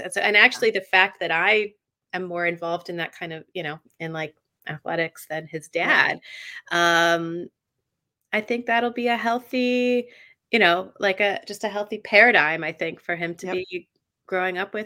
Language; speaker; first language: English; native; English